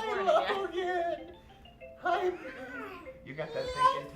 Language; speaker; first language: English; native; English